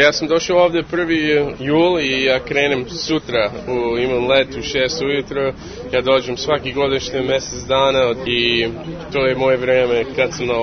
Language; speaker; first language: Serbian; early bilingual, heritage; English